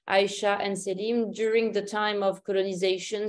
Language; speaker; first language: English; non-native, fluent; Arabic